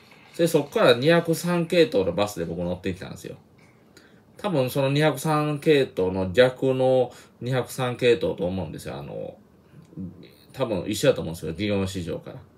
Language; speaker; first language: Japanese; native; Japanese